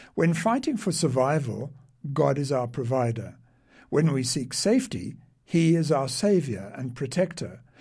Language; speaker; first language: English; native; English